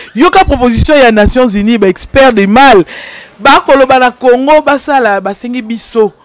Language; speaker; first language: French; non-native, local second language; Lingala